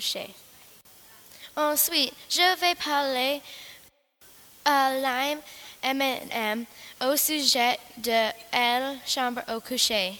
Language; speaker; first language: French; non-native, learner; English